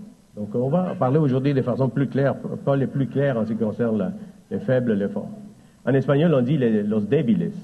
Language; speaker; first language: French; native; French